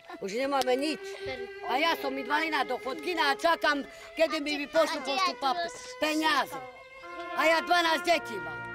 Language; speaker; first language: Slovak; non-native, local second language; Romany